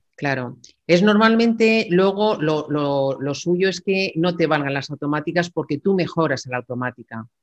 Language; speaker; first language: Spanish; native; Spanish